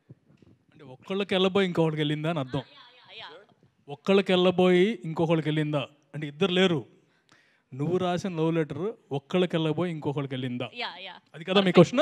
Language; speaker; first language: Telugu; native; Telugu